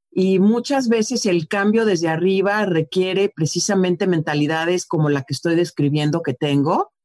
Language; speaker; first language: Spanish; native; Spanish